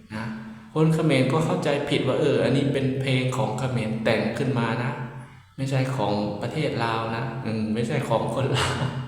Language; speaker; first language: Thai; native; Thai